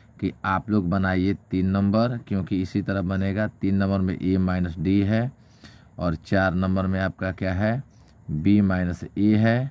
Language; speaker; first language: Hindi; native; Hindi